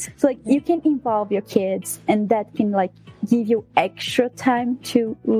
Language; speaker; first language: English; non-native, fluent; Portuguese